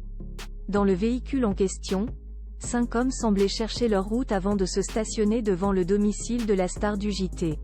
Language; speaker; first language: French; native; French